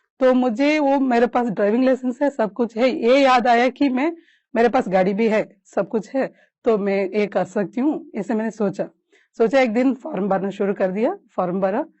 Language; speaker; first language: Hindi; non-native, local second language; Kannada